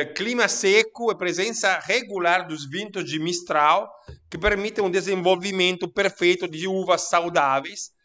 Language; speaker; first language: Portuguese; non-native, fluent; Italian